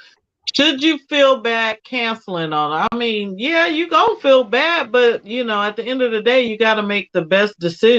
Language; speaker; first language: English; native; English